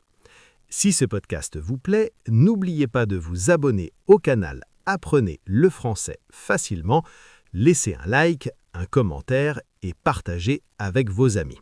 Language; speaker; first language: French; native; French